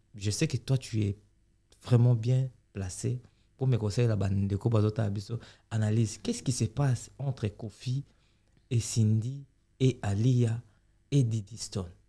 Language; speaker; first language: French; non-native, local second language; Lingala